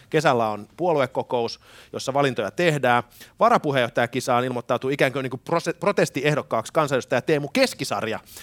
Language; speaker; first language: Finnish; native; Finnish